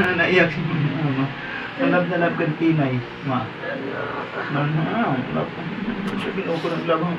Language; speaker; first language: Filipino; non-native, local second language; Cebuano